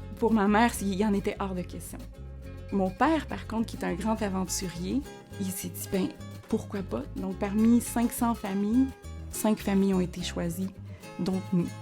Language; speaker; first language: French; non-native, fluent; Spanish